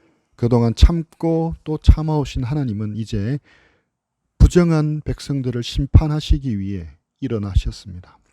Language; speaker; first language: Korean; native; Korean